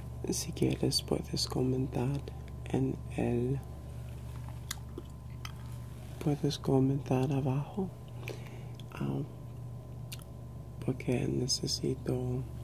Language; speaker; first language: Spanish; non-native, learner; English